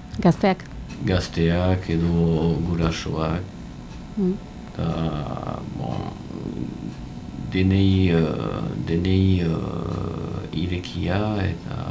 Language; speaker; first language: Basque; non-native, learner; French